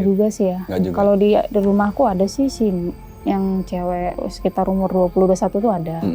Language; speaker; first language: Indonesian; native; Indonesian